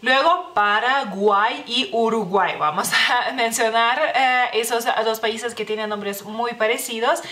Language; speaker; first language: Spanish; non-native, fluent; Lithuanian